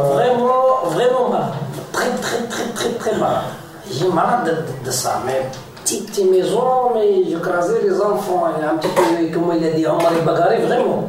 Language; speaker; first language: French; non-native, learner; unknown